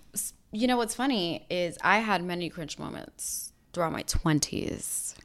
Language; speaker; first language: English; native; English